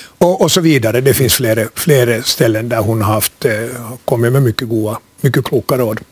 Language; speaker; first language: Swedish; native; Swedish